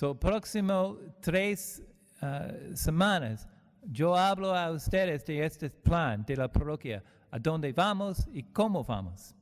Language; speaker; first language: Spanish; non-native, learner; English